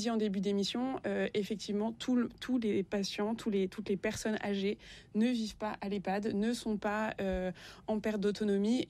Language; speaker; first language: French; native; French